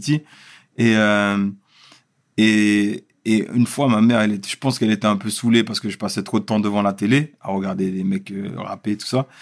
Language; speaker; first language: French; native; French